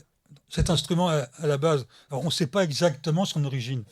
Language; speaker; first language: French; native; French